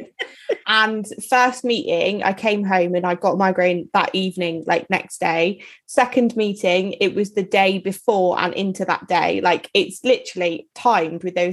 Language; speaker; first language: English; native; English